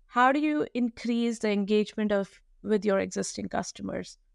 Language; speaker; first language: English; non-native, local second language; Hindi